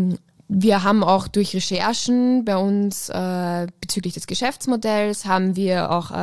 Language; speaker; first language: German; native; German